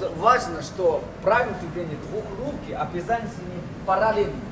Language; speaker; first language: Russian; non-native, learner; Chinese